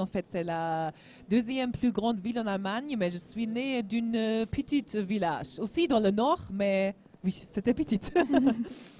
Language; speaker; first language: French; non-native, learner; German